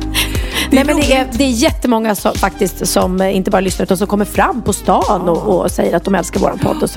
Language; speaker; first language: Swedish; native; Swedish